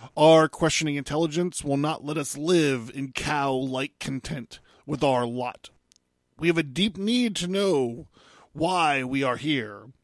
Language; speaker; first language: English; native; English